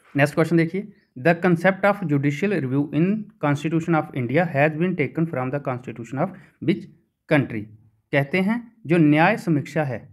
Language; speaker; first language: Hindi; native; Hindi